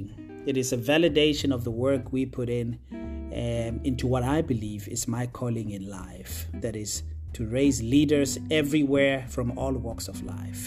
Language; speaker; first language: English; non-native, local second language; Tswana